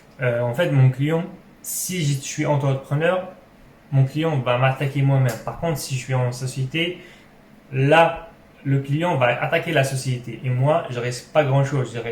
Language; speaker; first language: French; non-native, local second language; Arabic